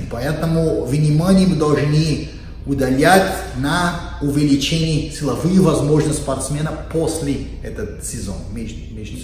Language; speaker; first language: Russian; non-native, learner; Portuguese